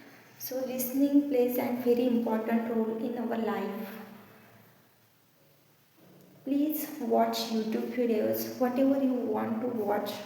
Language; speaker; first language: English; non-native, learner; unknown